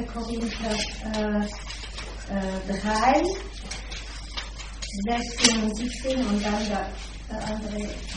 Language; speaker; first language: German; non-native, fluent; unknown